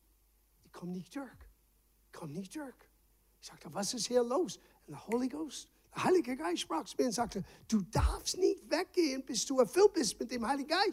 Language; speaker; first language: German; non-native, fluent; English